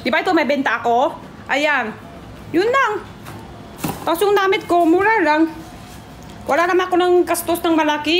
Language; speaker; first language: Filipino; non-native, learner; Chinese